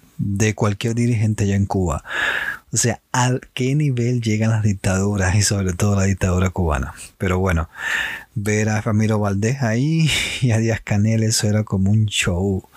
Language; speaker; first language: Spanish; native; Spanish